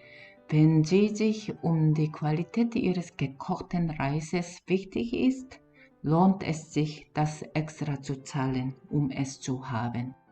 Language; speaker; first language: German; non-native, learner; Korean